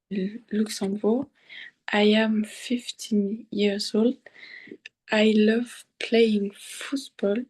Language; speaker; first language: English; non-native, learner; French